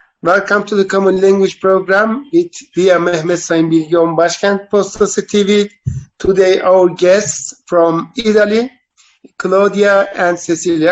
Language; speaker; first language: English; non-native, fluent; Turkish